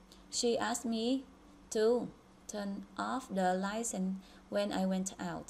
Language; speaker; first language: English; non-native, fluent; Vietnamese